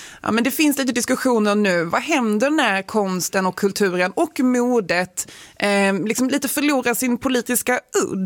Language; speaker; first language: Swedish; native; Swedish